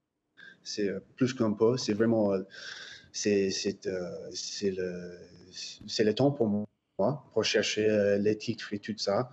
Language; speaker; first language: French; non-native, fluent; English